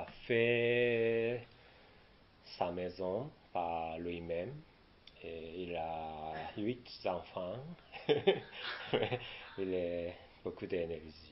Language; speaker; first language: French; non-native, learner; Japanese